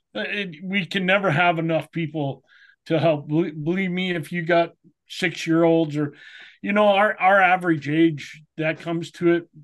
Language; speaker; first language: English; native; English